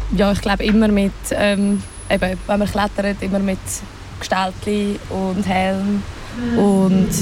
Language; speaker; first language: German; native; German